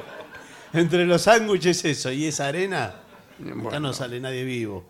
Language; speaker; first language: Spanish; native; Spanish